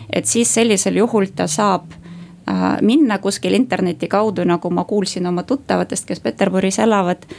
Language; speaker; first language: Estonian; non-native, local second language; Russian